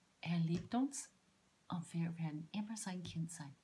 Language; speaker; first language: German; non-native, fluent; English